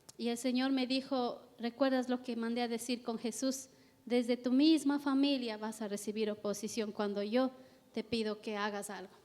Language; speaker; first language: Spanish; native; Spanish